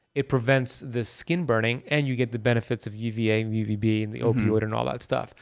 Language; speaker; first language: English; early bilingual, other home language; Persian